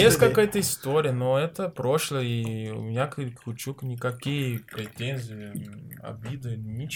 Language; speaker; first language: Russian; non-native, learner; Portuguese